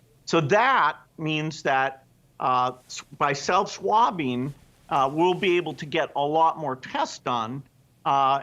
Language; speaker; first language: English; native; English